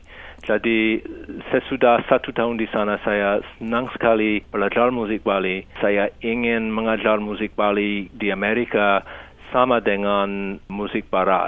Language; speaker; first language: Indonesian; non-native, fluent; English